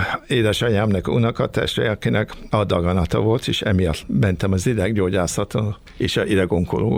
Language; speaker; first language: Hungarian; early bilingual, heritage; Hungarian